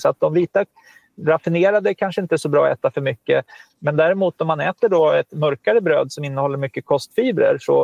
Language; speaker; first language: Swedish; native; Swedish